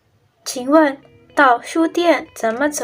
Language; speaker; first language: Chinese; non-native, learner; Indonesian